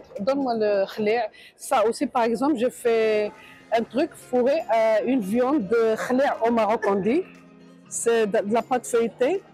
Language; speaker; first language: French; non-native, local second language; Arabic